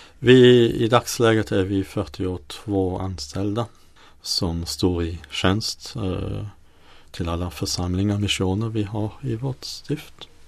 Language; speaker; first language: Swedish; non-native, fluent; French